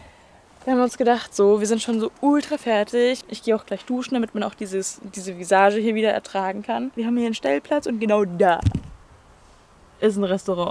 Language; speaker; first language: German; native; German